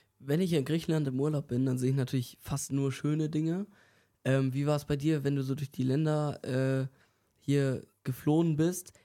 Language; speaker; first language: German; native; German